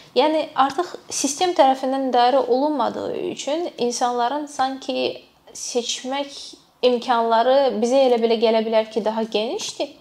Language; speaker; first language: Azerbaijani; native; Azerbaijani